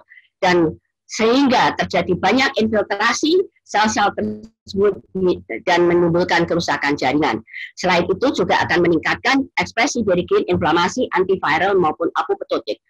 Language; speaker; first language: Indonesian; native; Indonesian